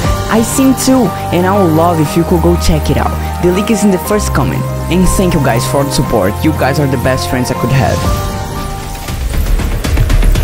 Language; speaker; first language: English; non-native, fluent; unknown